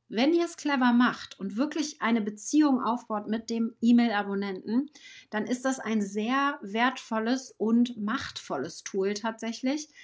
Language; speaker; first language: German; native; German